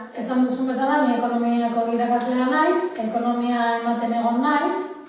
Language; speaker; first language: Basque; non-native, local second language; Spanish